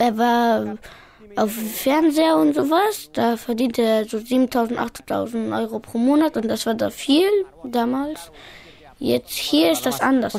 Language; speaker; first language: German; early bilingual, other home language; Pashto